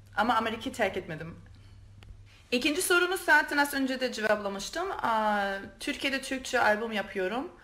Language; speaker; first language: Turkish; early bilingual, heritage; Turkish